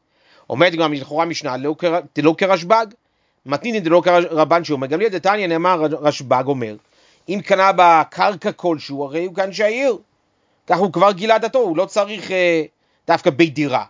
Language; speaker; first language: Hebrew; native; Hebrew